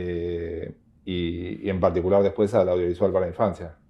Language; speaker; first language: Spanish; native; Spanish